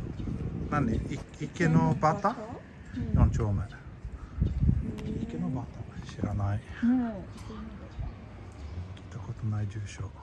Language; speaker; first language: Japanese; non-native, fluent; Swedish